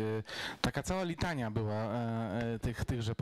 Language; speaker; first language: Polish; native; Polish